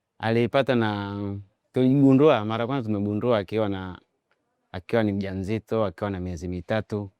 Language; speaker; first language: Swahili; native; Swahili